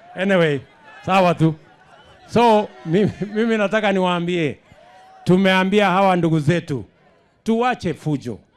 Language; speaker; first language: Swahili; non-native, local second language; Kalenjin